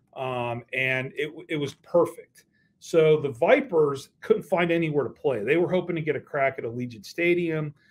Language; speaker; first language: English; native; English